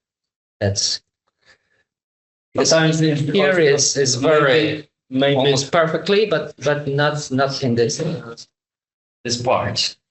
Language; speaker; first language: English; non-native, learner; Polish